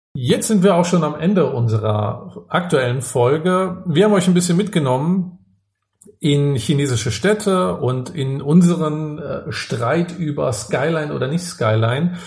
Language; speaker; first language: German; native; German